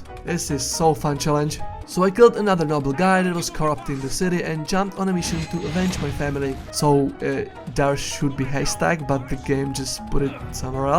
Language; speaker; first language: English; non-native, fluent; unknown